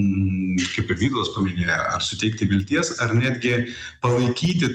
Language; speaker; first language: Lithuanian; native; Lithuanian